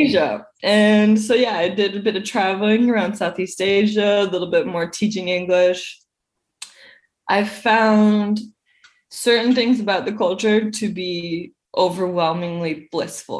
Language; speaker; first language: English; native; English